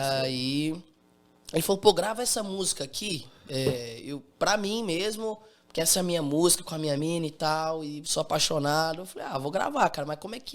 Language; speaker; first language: Portuguese; native; Portuguese